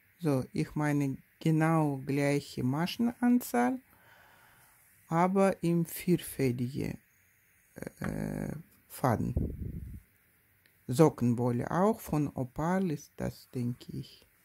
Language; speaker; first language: German; non-native, learner; Russian